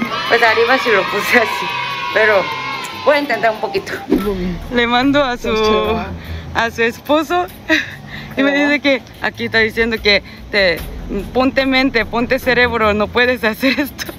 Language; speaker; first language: Spanish; non-native, fluent; Korean